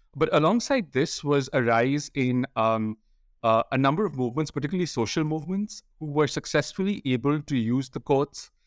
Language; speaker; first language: English; non-native, local second language; Hindi